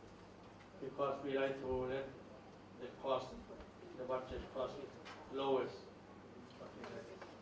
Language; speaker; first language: English; non-native, learner; Thai